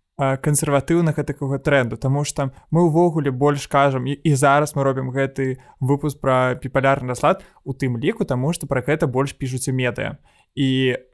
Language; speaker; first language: Belarusian; native; Belarusian